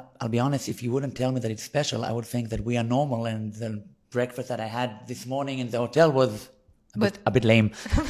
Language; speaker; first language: English; non-native, fluent; Hebrew